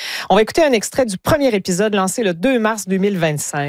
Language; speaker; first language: French; native; French